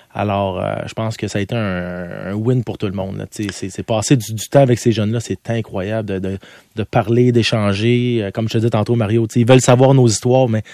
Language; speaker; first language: French; native; French